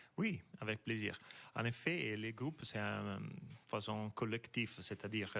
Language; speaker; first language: French; non-native, fluent; Italian